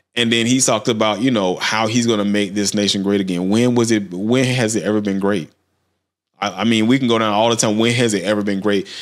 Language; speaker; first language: English; native; English